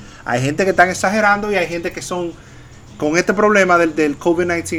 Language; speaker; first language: Spanish; early bilingual, heritage; Spanish